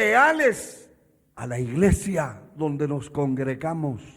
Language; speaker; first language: Spanish; native; Spanish